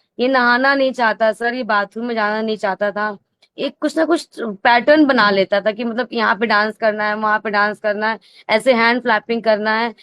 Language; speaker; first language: Hindi; native; Hindi